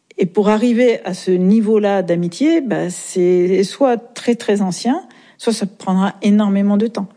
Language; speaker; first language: French; native; French